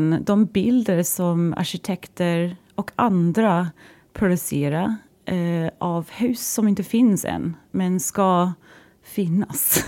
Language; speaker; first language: Swedish; non-native, fluent; English